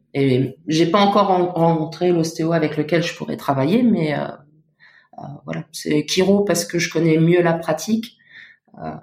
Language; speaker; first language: French; native; French